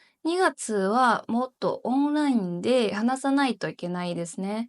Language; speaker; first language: Japanese; non-native, learner; Chinese